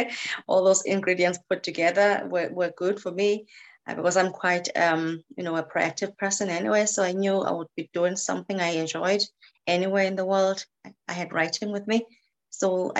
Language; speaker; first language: English; native; English